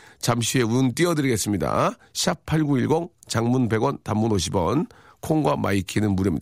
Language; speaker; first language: Korean; native; Korean